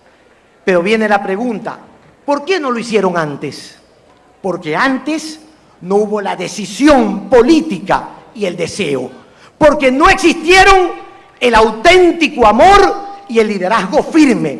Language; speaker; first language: Spanish; native; Spanish